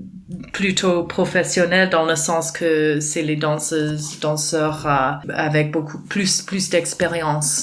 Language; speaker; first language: French; non-native, fluent; English